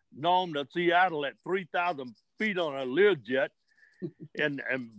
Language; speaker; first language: English; native; English